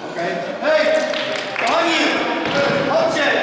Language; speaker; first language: Polish; native; Polish